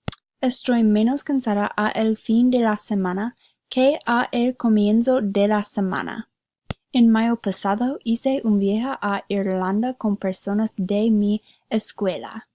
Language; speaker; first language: Spanish; non-native, learner; English